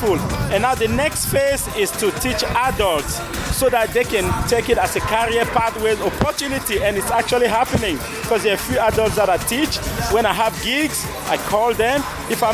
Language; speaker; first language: English; non-native, local second language; French